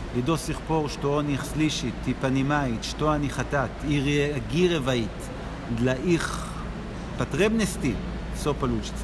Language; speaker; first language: Russian; non-native, learner; Hebrew